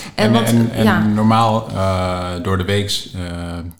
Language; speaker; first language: Dutch; non-native, fluent; English